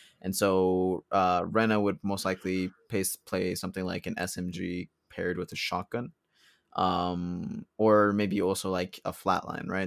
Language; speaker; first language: English; early bilingual, other home language; Spanish